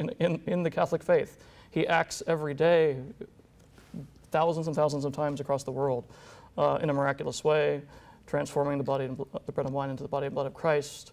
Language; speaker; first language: English; native; English